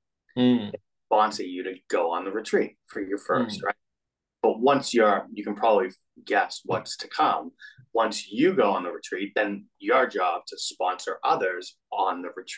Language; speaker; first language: English; native; English